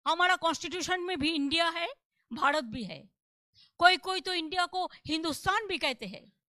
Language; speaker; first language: Hindi; non-native, local second language; Bangla